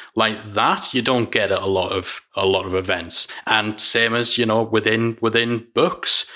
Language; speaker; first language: English; native; English